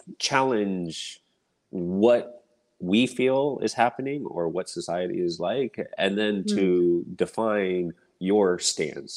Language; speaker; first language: English; native; English